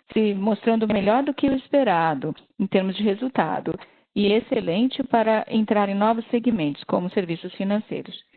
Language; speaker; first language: Portuguese; non-native, fluent; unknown